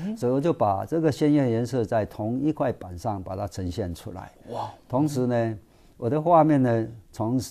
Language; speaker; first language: Chinese; native; Chinese